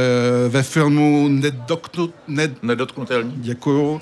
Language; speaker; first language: Czech; early bilingual, heritage; French